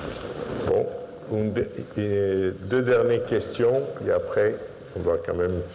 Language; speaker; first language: French; non-native, fluent; Portuguese